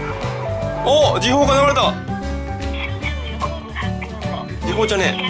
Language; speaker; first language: Japanese; native; Japanese